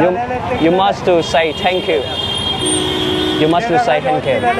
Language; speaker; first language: English; non-native, learner; Vietnamese